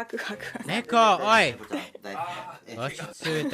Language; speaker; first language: Japanese; non-native, learner; Filipino